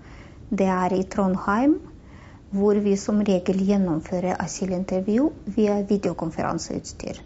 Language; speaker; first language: Norwegian; non-native, fluent; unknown